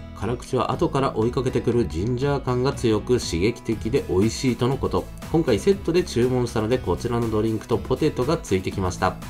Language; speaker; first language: Japanese; native; Japanese